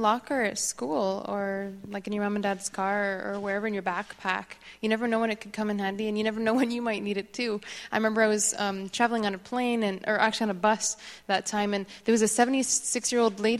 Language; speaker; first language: English; native; English